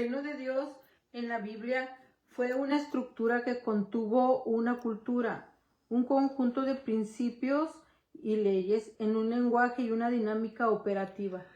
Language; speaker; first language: Spanish; native; Spanish